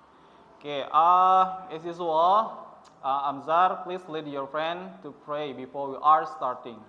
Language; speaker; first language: English; non-native, learner; Indonesian